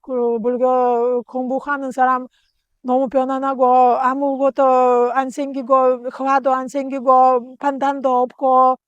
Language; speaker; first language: Korean; non-native, learner; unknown